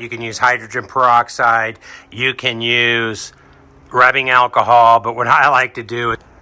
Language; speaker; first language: English; native; English